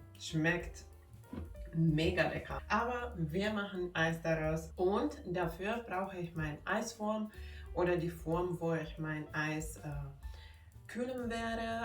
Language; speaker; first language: German; non-native, fluent; Finnish